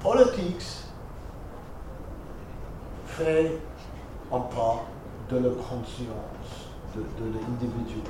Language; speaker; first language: French; non-native, fluent; English